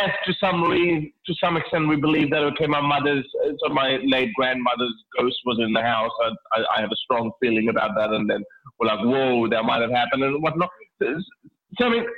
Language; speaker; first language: English; non-native, local second language; Urdu